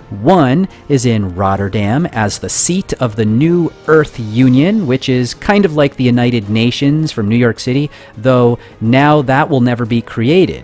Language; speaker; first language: English; native; English